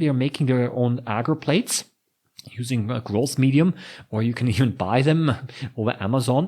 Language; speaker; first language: English; non-native, fluent; German